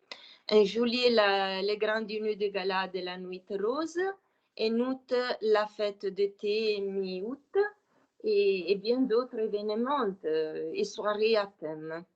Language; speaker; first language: French; non-native, fluent; Italian